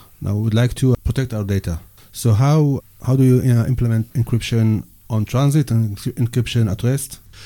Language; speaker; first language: English; non-native, fluent; Hebrew